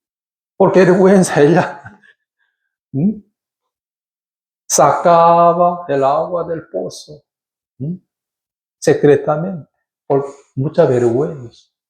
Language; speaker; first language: Spanish; non-native, learner; Korean